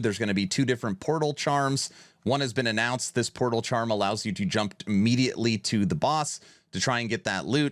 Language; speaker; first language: English; native; English